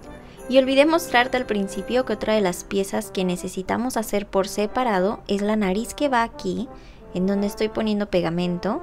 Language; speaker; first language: Spanish; native; Spanish